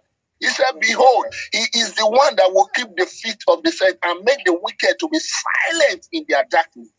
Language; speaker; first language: English; non-native, local second language; Yoruba